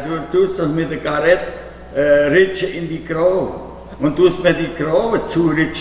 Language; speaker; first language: German; early bilingual, heritage; German